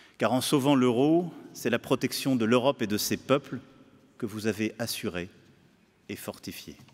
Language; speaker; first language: French; native; French